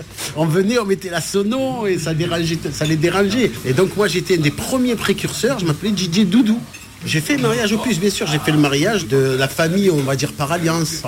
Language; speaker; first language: French; early bilingual, other home language; Arabic